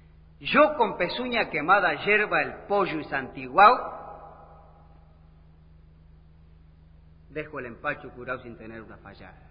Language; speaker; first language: Spanish; native; Spanish